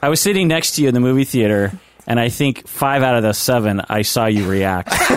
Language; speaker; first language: English; native; English